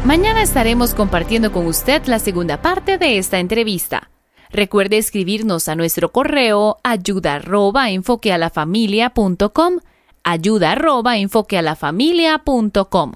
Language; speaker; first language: Spanish; native; Spanish